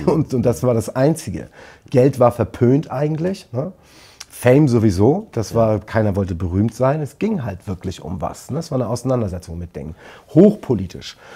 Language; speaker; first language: German; native; German